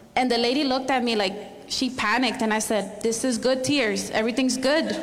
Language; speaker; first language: English; non-native, fluent; Spanish